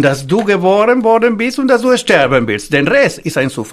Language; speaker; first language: German; non-native, fluent; Spanish